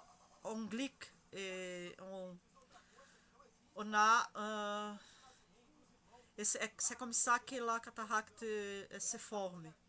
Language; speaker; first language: French; non-native, learner; Spanish